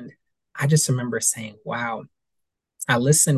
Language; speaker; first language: English; native; English